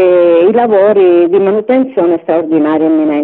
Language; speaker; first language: Italian; native; Italian